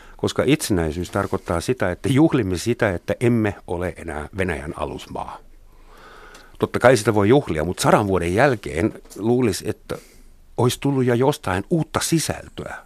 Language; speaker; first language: Finnish; non-native, fluent; German